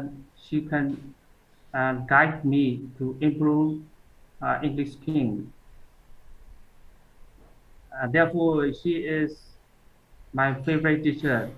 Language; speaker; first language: English; non-native, learner; Burmese